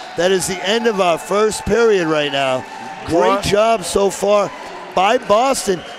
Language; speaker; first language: English; native; English